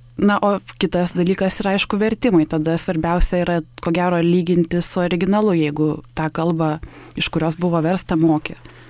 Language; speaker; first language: Lithuanian; native; Lithuanian